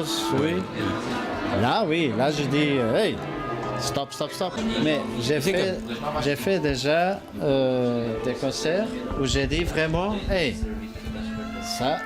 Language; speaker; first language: French; non-native, fluent; Portuguese